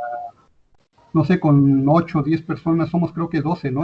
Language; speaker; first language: Spanish; native; Spanish